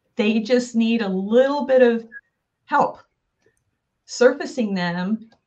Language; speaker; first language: English; native; English